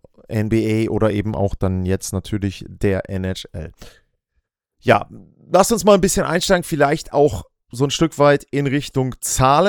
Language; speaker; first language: German; native; German